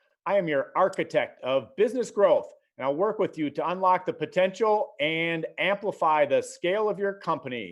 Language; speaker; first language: English; native; English